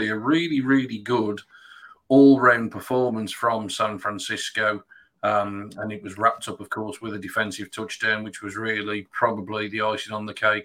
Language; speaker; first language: English; native; English